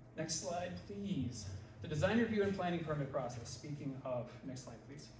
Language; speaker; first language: English; native; English